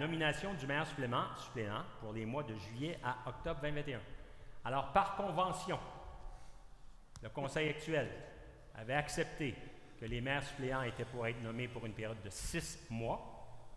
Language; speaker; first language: French; native; French